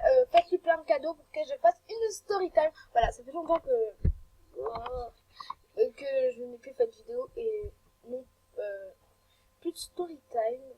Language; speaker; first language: French; native; French